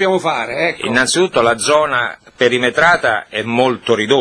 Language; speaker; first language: Italian; native; Italian